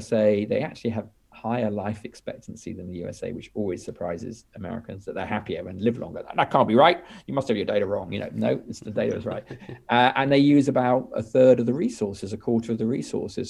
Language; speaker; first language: English; native; English